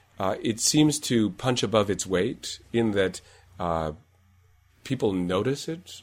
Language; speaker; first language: English; native; English